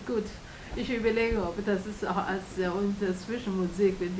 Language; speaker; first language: German; non-native, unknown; Chinese